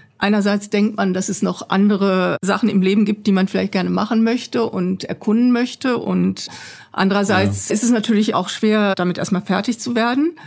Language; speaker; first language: German; native; German